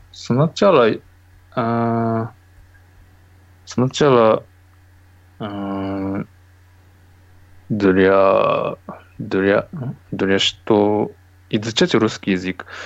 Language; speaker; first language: Russian; non-native, learner; Japanese